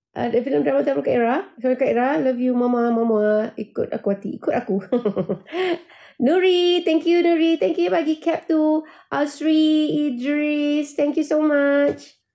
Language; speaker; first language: Malay; native; Malay